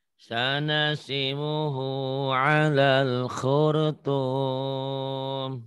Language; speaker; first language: Indonesian; non-native, local second language; Sundanese